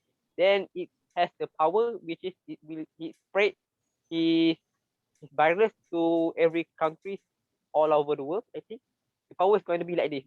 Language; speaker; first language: English; non-native, learner; Malay